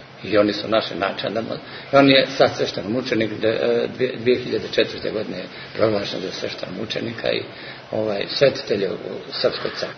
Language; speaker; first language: Serbian; native; Serbian